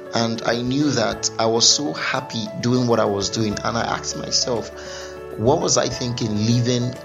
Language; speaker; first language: English; non-native, local second language; Igbo